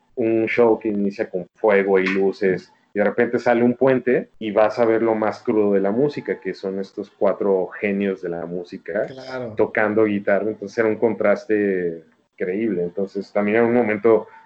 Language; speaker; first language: Spanish; native; Spanish